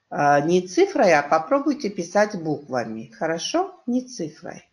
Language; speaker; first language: Russian; non-native, local second language; Kyrgyz